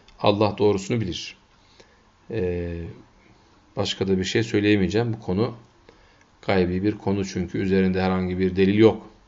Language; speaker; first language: Turkish; non-native, fluent; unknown